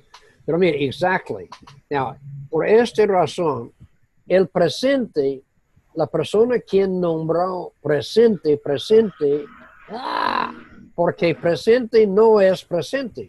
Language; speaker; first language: Spanish; non-native, fluent; English